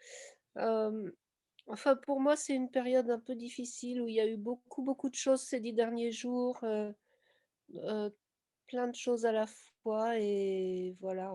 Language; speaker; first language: French; native; French